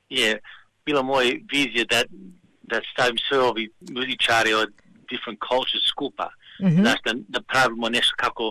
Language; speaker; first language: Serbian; early bilingual, heritage; Serbian